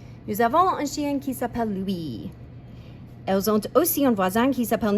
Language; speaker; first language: French; non-native, fluent; English